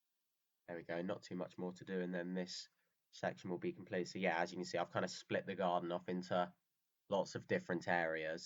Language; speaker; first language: English; native; English